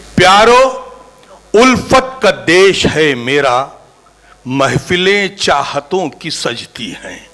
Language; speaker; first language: Urdu; native; Urdu